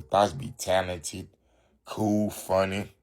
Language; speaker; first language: English; native; English